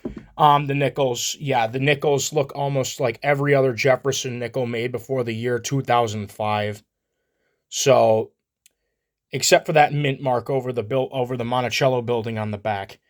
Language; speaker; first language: English; native; English